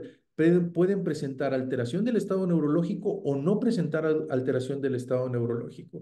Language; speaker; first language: Spanish; native; Spanish